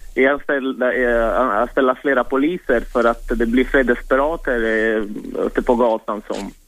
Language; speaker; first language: Swedish; non-native, fluent; Italian